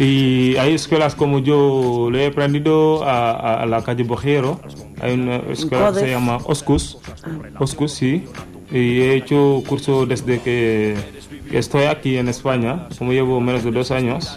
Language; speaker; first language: Spanish; non-native, learner; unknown